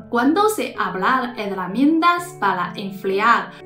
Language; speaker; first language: Spanish; non-native, fluent; Chinese